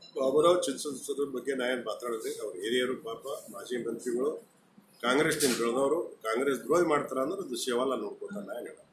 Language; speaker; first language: Kannada; non-native, local second language; Lambadi